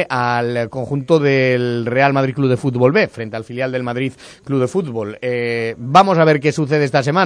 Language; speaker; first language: Spanish; native; Spanish